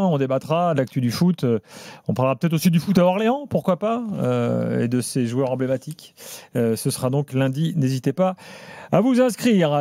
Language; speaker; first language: French; native; French